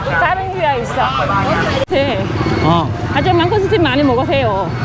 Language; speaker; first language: Korean; non-native, learner; Vietnamese